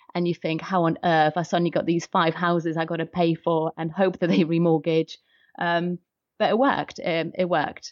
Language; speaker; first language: English; non-native, fluent; Polish